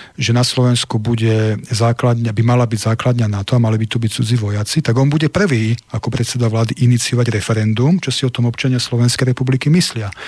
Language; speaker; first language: Slovak; native; Slovak